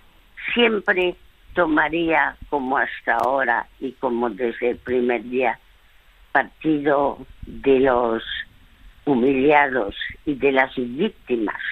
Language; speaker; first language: Spanish; early bilingual, other home language; French